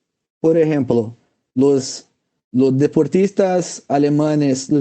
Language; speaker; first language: Spanish; non-native, fluent; Portuguese